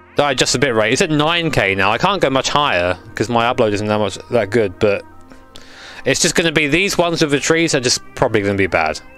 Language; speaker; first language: English; native; English